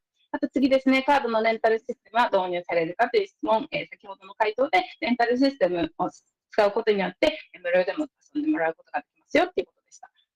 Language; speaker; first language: Japanese; native; Japanese